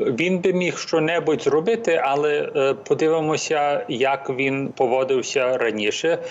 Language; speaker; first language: Ukrainian; early bilingual, heritage; English